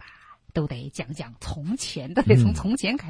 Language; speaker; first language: Chinese; native; Chinese